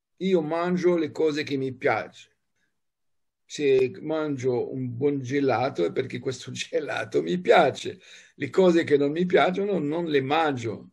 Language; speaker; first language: Italian; non-native, fluent; French